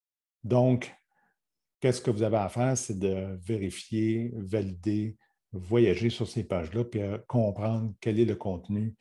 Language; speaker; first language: French; native; French